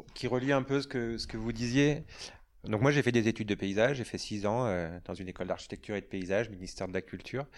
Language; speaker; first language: French; native; French